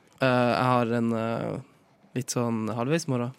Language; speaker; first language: Norwegian; native; Norwegian